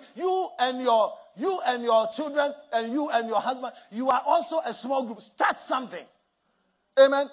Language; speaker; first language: English; non-native, local second language; Akan